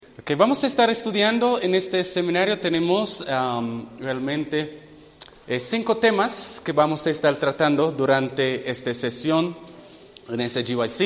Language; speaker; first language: Spanish; non-native, fluent; English